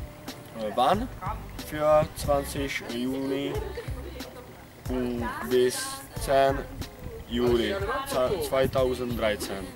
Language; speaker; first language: German; non-native, learner; Czech